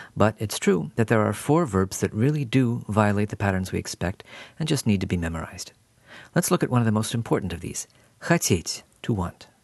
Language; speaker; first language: English; native; English